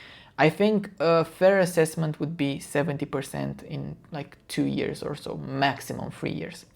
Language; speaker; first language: English; non-native, fluent; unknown